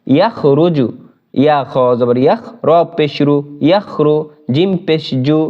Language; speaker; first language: Bangla; native; Bangla